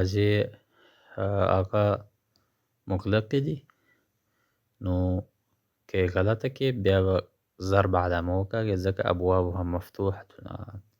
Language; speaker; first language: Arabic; non-native, fluent; Pashto